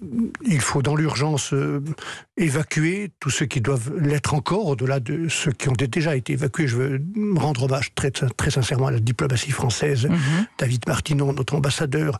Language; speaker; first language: French; native; French